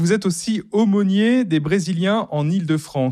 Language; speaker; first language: French; native; French